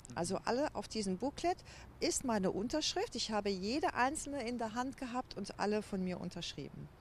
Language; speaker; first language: German; native; German